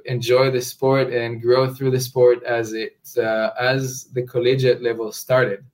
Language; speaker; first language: English; non-native, fluent; Hebrew